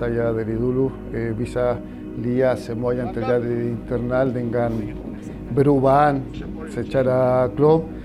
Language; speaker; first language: Indonesian; non-native, fluent; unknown